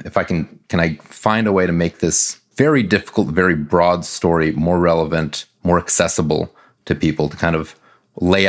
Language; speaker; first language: English; native; English